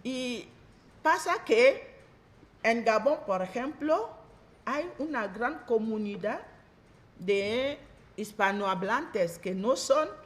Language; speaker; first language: Spanish; non-native, fluent; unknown